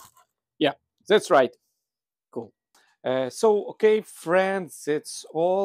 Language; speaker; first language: English; non-native, learner; Russian